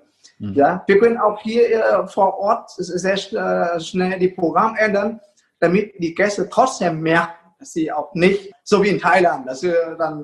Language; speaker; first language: German; non-native, fluent; Vietnamese